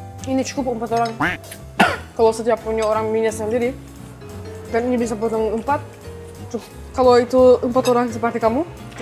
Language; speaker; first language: Indonesian; non-native, fluent; Turkish